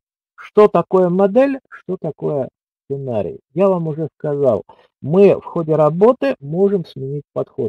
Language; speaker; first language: Russian; native; Russian